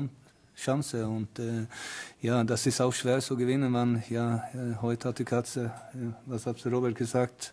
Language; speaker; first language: German; non-native, fluent; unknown